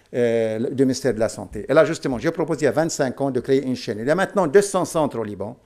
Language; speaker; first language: French; non-native, local second language; Arabic